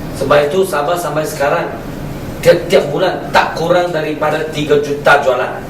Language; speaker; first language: Malay; non-native, local second language; Chinese